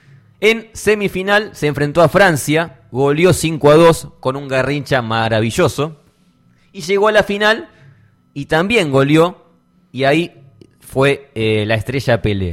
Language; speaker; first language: Spanish; native; Spanish